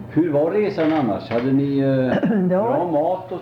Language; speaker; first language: Swedish; native; Swedish